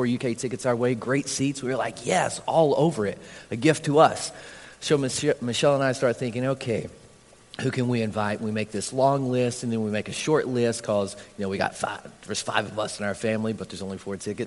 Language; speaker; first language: English; native; English